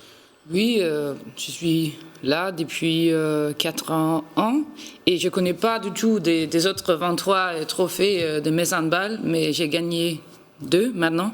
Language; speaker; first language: French; non-native, learner; Danish